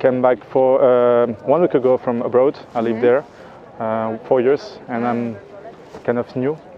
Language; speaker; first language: English; non-native, fluent; French